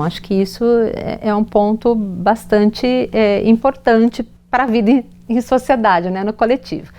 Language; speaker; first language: Portuguese; native; Portuguese